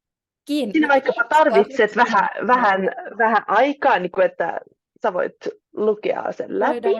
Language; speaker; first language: Finnish; non-native, local second language; Swedish